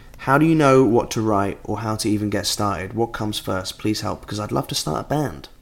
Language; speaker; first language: English; native; English